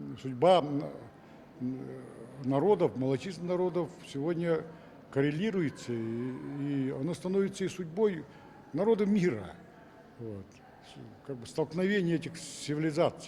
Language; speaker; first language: Russian; non-native, local second language; Yakut